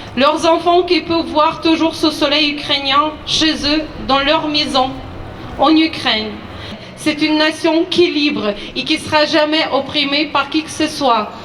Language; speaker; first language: French; non-native, fluent; Ukrainian